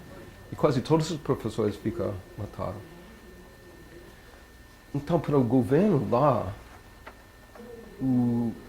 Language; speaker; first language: Portuguese; non-native, learner; English